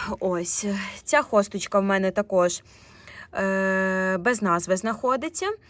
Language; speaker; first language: Ukrainian; non-native, local second language; Russian